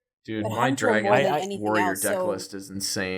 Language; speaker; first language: English; native; English